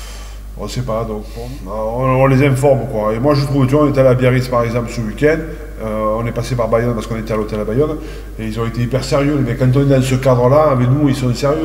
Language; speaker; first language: French; native; French